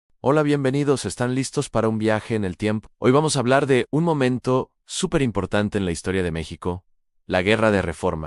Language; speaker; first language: Spanish; native; Spanish